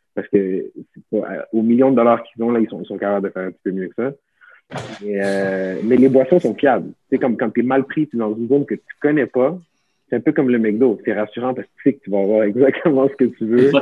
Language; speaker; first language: French; native; French